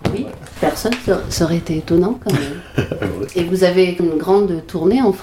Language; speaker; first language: French; native; French